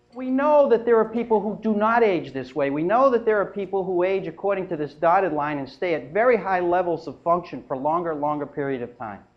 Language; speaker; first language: English; native; English